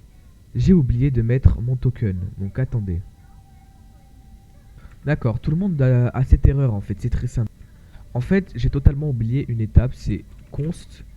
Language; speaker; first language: French; native; French